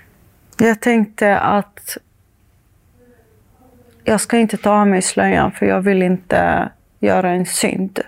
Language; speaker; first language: Swedish; early bilingual, other home language; Arabic